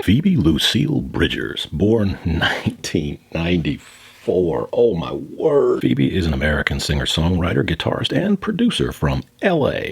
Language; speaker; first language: English; native; English